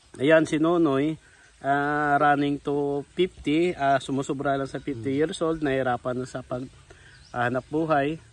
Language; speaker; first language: Filipino; non-native, local second language; Hiligaynon